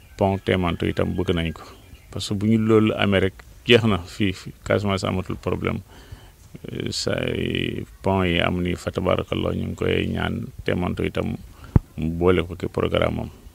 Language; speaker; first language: Wolof; non-native, local second language; Mandingo